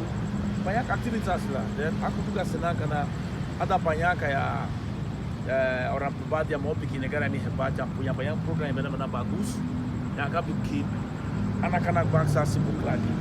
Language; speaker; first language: Indonesian; non-native, fluent; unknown